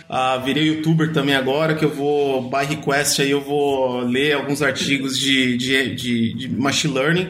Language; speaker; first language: Portuguese; native; Portuguese